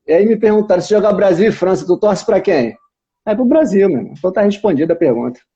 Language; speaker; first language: Portuguese; native; Portuguese